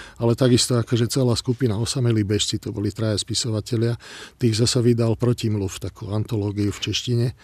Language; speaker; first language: Slovak; non-native, local second language; Hungarian